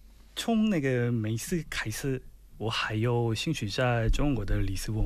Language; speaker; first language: Chinese; non-native, fluent; Korean